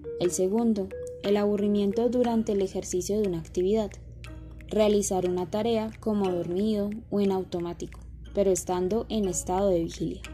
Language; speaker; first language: Spanish; native; Spanish